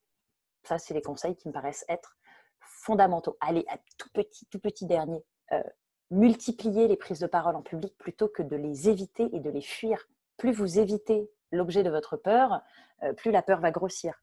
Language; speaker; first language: French; native; French